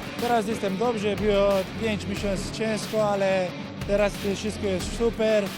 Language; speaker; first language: Polish; non-native, learner; Romanian